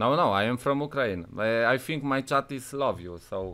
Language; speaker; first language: English; non-native, learner; Polish